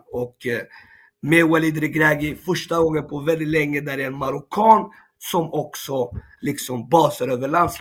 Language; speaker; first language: Swedish; early bilingual, other home language; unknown